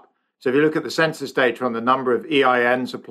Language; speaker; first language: English; native; English